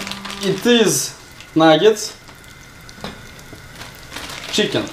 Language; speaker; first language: English; non-native, learner; Russian